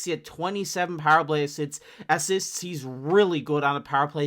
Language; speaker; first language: English; native; English